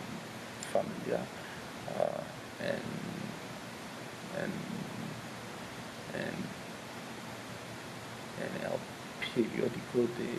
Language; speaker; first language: Spanish; non-native, learner; English